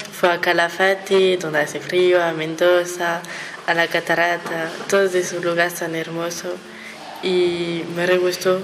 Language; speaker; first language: Spanish; non-native, learner; French